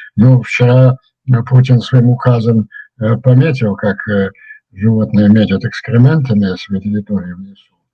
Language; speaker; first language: Russian; native; Russian